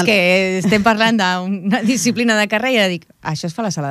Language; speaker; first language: Catalan; native; Catalan